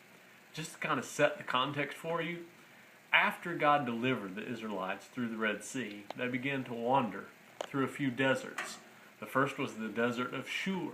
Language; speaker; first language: English; native; English